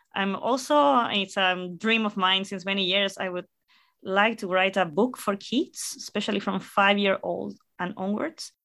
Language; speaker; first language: English; non-native, fluent; Spanish